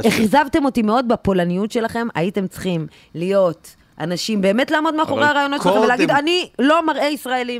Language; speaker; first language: Hebrew; native; Hebrew